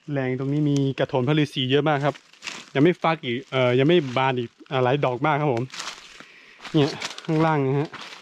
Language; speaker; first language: Thai; non-native, local second language; S'gaw Karen